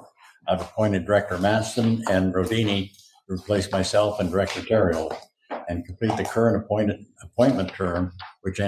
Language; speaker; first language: English; native; English